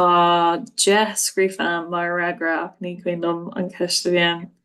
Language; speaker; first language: Irish; non-native, local second language; English